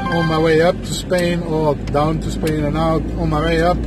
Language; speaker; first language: English; non-native, fluent; Dutch